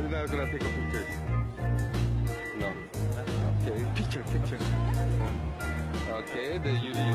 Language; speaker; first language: English; non-native, learner; Korean